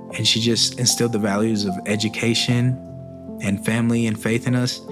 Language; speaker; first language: English; early bilingual, other home language; Spanish